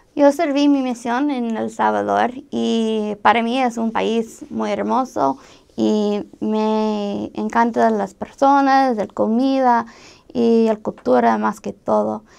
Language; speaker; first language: Spanish; non-native, fluent; English